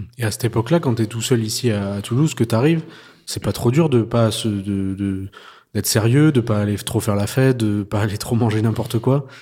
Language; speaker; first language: French; native; French